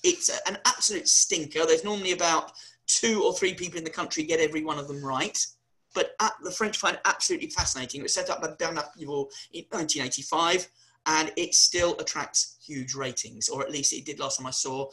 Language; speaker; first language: English; native; English